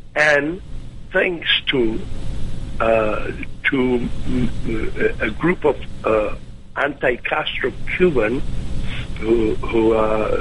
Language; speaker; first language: English; non-native, fluent; Spanish